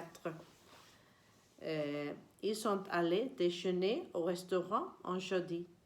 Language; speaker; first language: French; non-native, learner; Swedish